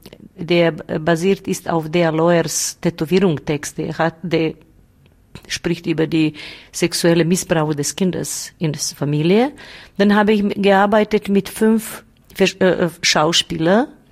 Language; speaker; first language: German; non-native, learner; Bosnian